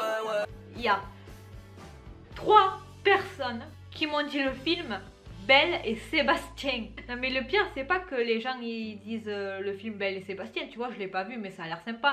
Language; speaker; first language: French; native; French